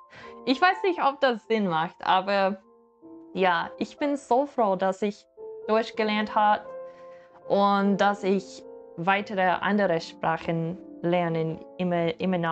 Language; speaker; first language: German; non-native, learner; English